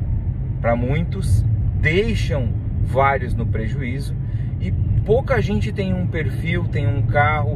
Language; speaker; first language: Portuguese; native; Portuguese